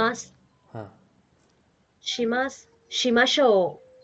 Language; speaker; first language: Japanese; non-native, learner; Kannada